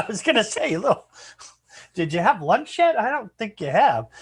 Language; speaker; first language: English; native; English